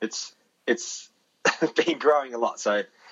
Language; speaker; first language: English; native; English